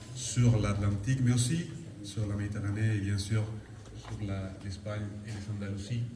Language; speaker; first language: French; non-native, fluent; Spanish